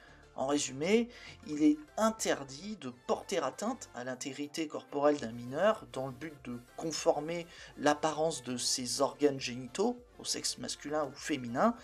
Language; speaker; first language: French; native; French